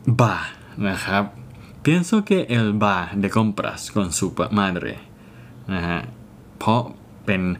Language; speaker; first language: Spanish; non-native, fluent; Thai